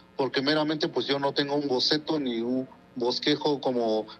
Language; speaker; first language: Spanish; non-native, local second language; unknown